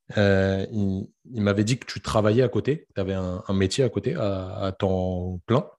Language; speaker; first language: French; native; French